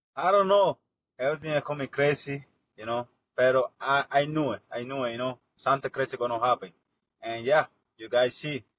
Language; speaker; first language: English; non-native, learner; Spanish